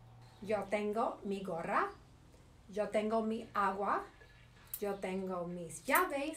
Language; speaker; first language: Spanish; non-native, fluent; English